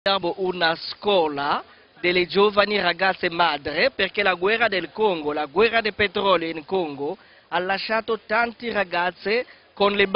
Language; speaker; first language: Italian; non-native, fluent; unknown